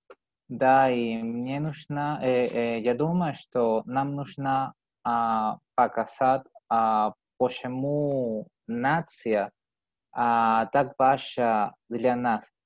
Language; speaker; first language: Russian; non-native, learner; Spanish